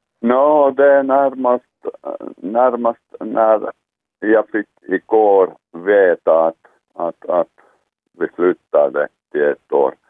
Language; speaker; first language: Swedish; non-native, local second language; Finnish